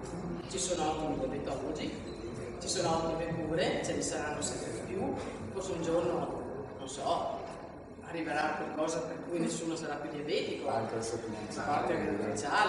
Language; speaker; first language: Italian; native; Italian